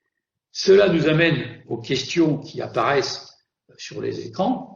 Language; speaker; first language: French; native; French